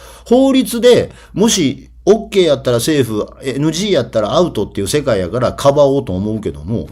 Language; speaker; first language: Japanese; native; Japanese